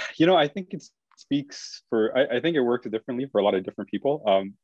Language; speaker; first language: English; native; English